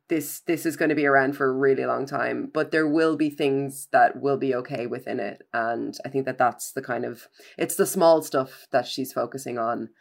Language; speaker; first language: English; native; English